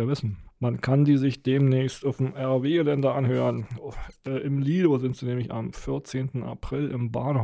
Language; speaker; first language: German; native; German